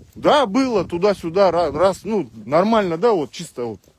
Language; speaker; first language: Russian; non-native, local second language; Kyrgyz